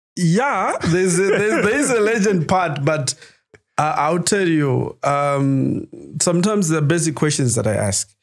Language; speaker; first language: English; non-native, local second language; Nyanja